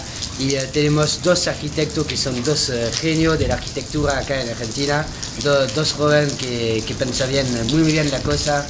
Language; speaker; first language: Spanish; non-native, fluent; French